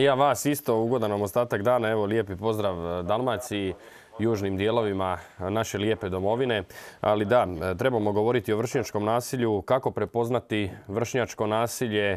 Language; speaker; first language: Serbian; native; Serbian